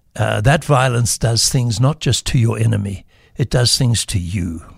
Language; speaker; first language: English; native; English